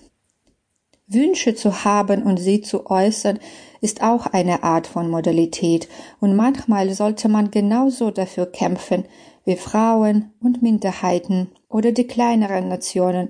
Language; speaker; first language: German; non-native, fluent; Belarusian